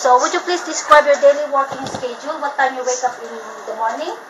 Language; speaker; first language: English; non-native, fluent; Cantonese